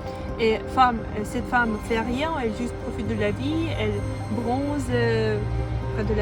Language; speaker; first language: French; non-native, fluent; Russian